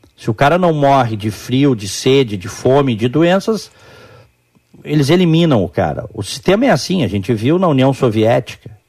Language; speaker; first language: Portuguese; native; Portuguese